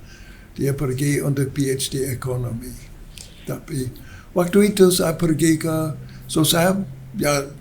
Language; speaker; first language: Indonesian; non-native, learner; English